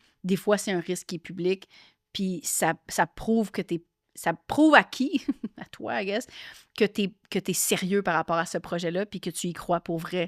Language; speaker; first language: French; native; French